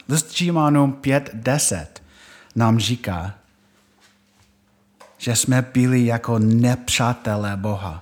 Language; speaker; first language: Czech; non-native, fluent; English